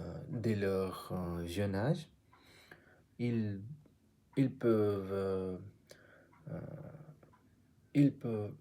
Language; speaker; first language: French; non-native, learner; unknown